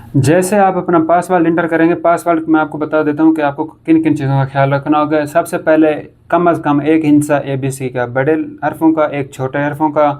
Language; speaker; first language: Urdu; non-native, local second language; Saraiki